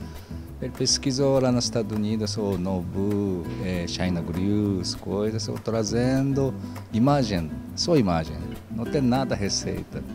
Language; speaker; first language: Portuguese; non-native, learner; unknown